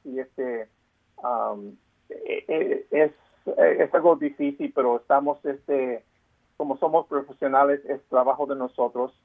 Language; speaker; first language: Spanish; early bilingual, heritage; Spanish